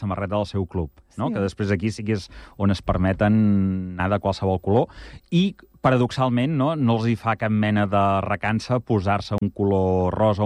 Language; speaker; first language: Catalan; native; Catalan